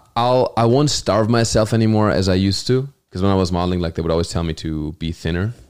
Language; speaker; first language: English; non-native, fluent; German